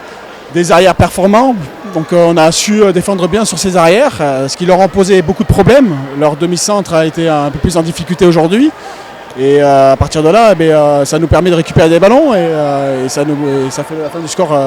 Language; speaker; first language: French; native; French